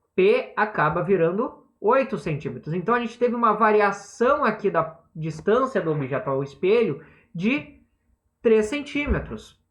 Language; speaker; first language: Portuguese; native; Portuguese